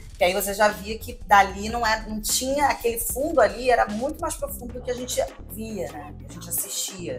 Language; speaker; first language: Portuguese; native; Portuguese